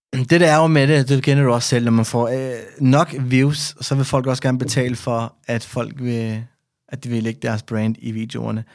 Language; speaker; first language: Danish; early bilingual, other home language; Persian